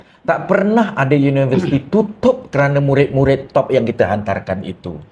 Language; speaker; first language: Malay; native; Malay